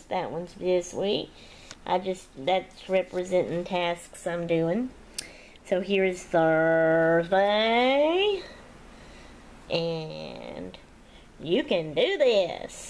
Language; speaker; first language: English; native; English